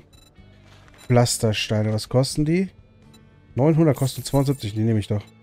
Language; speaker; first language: German; native; German